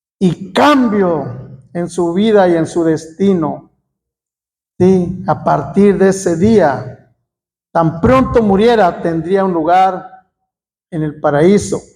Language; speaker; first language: Spanish; native; Spanish